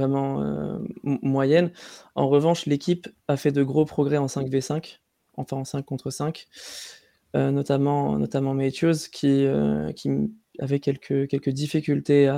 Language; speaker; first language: French; native; French